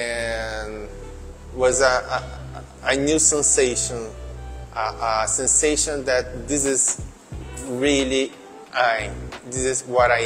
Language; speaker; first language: English; non-native, learner; Portuguese